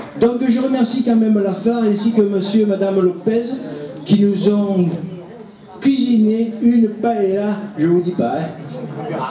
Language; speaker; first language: French; native; French